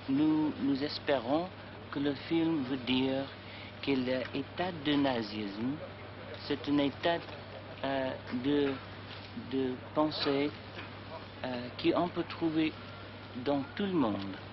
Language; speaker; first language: French; non-native, learner; English